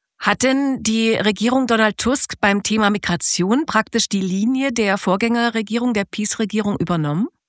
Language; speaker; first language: German; native; German